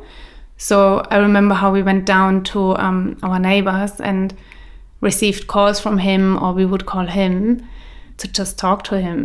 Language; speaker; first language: English; early bilingual, other home language; German